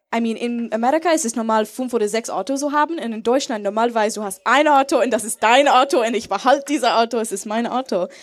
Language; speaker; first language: German; non-native, learner; English